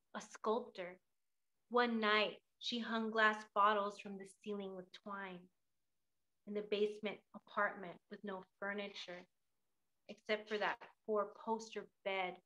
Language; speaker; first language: English; early bilingual, other home language; Spanish